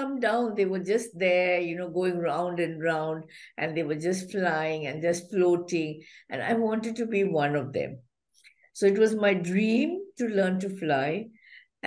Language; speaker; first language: English; non-native, local second language; Malayalam